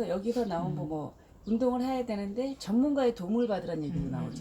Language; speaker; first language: Korean; native; Korean